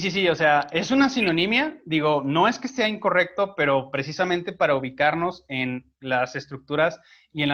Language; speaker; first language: Spanish; native; Spanish